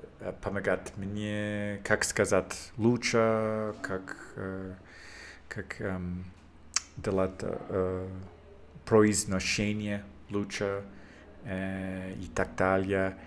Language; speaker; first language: Russian; non-native, learner; English